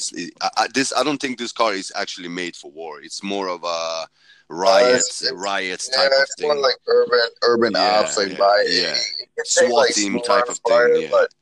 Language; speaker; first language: English; early bilingual, heritage; Swedish